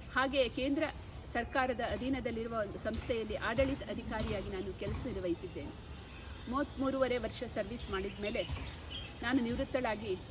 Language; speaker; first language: Kannada; native; Kannada